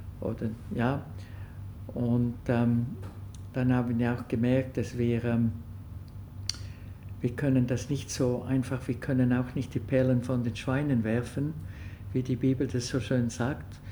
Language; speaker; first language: German; non-native, local second language; French